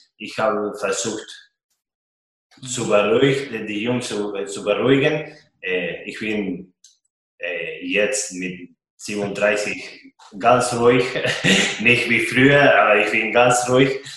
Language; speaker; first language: German; non-native, fluent; Spanish